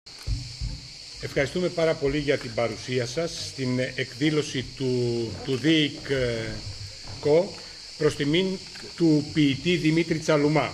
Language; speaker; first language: Greek; native; Greek